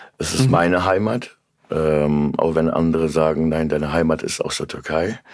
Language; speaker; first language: German; early bilingual, other home language; Turkish